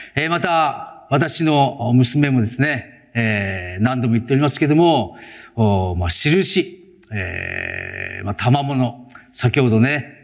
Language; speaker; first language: Japanese; native; Japanese